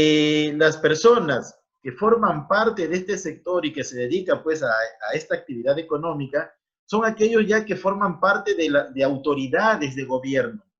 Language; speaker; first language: Spanish; native; Spanish